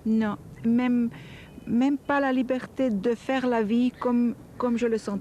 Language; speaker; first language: French; non-native, fluent; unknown